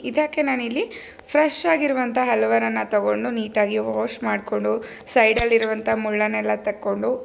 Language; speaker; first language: Kannada; native; Kannada